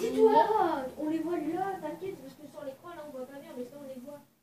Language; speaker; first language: French; native; French